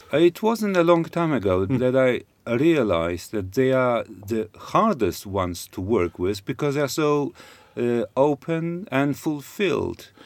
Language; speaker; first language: English; non-native, fluent; Polish